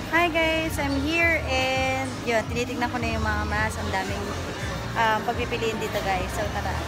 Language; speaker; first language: Filipino; native; Filipino